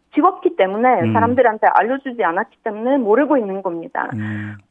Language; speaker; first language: Korean; non-native, fluent; Ukrainian